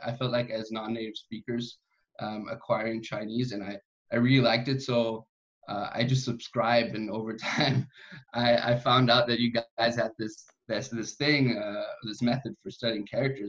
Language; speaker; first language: English; non-native, fluent; German